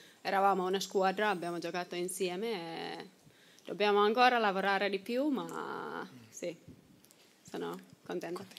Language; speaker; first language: Italian; non-native, learner; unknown